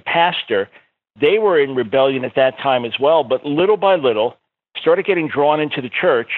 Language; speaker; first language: English; native; English